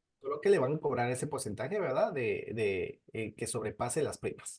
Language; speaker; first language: Spanish; native; Spanish